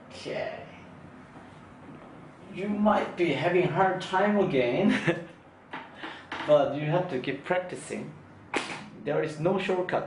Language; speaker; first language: English; non-native, fluent; Korean